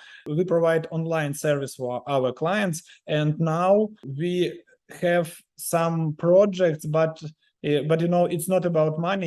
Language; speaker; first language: English; non-native, learner; Ukrainian